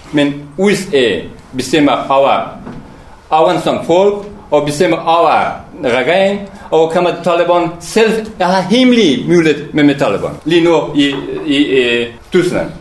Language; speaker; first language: Danish; non-native, learner; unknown